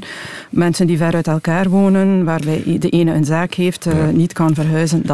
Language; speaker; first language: Dutch; native; Dutch